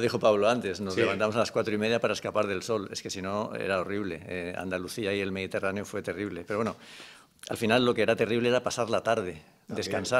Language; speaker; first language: Spanish; native; Spanish